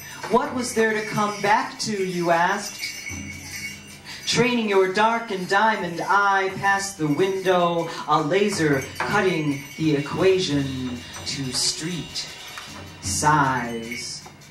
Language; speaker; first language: English; early bilingual, other home language; Spanish